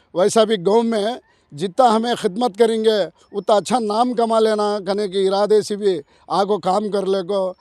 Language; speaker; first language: Hindi; non-native, local second language; Urdu